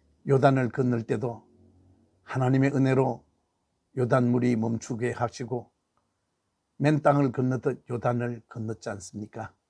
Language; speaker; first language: Korean; native; Korean